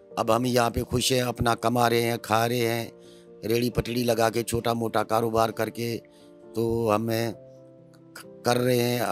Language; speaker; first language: Urdu; non-native, local second language; Sindhi